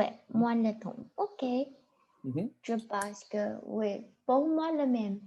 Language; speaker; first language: French; non-native, learner; Chinese